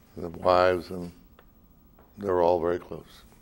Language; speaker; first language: English; native; English